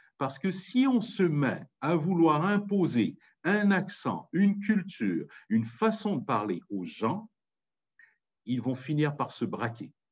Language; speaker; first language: French; native; French